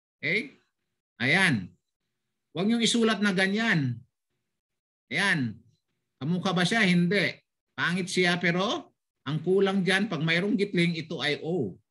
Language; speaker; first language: Filipino; native; Filipino